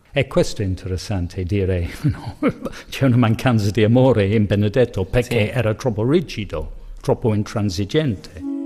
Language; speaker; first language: Italian; non-native, fluent; English